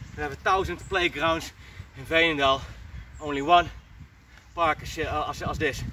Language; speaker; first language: English; non-native, fluent; Dutch